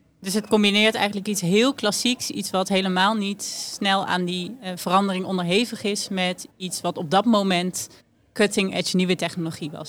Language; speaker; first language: Dutch; native; Dutch